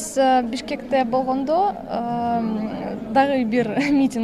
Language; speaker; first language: Kyrgyz; non-native, learner; Russian